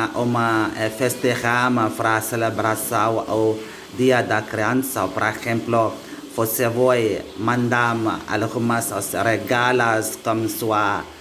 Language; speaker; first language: Portuguese; non-native, learner; Indonesian